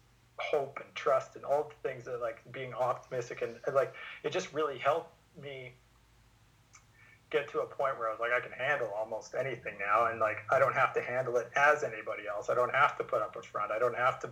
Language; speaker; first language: English; native; English